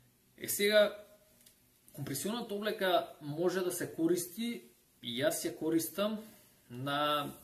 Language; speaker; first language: Macedonian; native; Macedonian